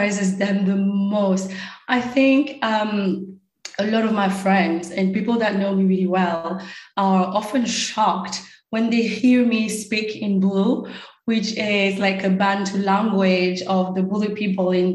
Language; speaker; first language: English; non-native, fluent; French